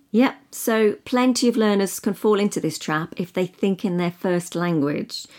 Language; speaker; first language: English; native; English